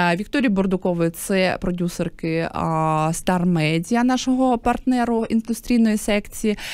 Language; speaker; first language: Ukrainian; native; Ukrainian